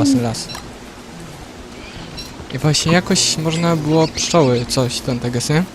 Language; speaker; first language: Polish; native; Polish